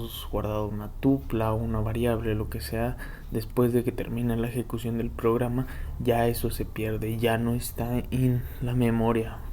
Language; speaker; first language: Spanish; native; Spanish